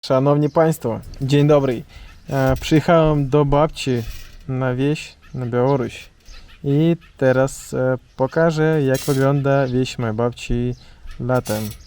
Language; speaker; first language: Polish; non-native, learner; Russian